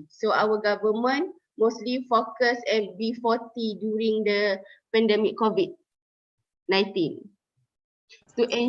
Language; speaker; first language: English; non-native, local second language; Malay